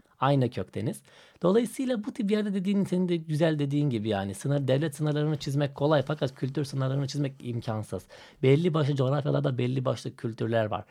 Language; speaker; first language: Turkish; non-native, fluent; Macedonian